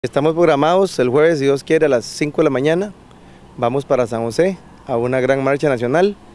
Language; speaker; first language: Spanish; native; Spanish